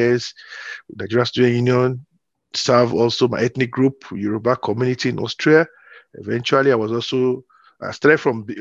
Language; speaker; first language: English; non-native, local second language; Yoruba